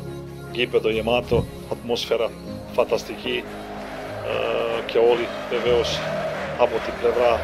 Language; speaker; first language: Greek; non-native, fluent; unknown